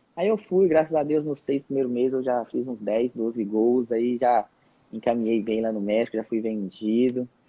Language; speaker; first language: Portuguese; native; Portuguese